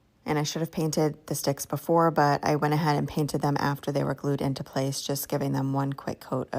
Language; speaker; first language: English; native; English